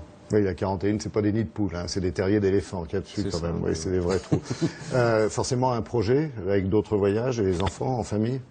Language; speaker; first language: French; native; French